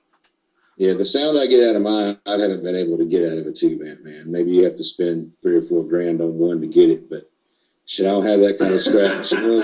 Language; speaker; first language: English; native; English